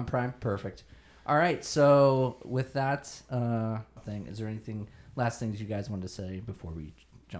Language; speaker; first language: English; native; English